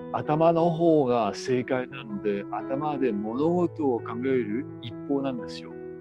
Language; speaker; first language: Japanese; non-native, fluent; French